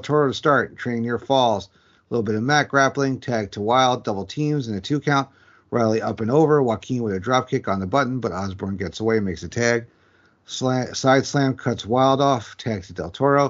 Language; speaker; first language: English; native; English